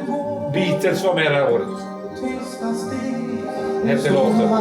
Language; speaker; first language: Swedish; native; Swedish